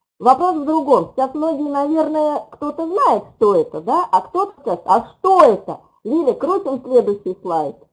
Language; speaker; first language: Russian; native; Russian